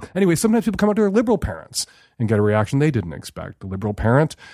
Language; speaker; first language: English; native; English